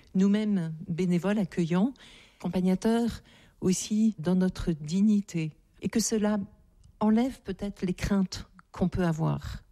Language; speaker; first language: French; native; French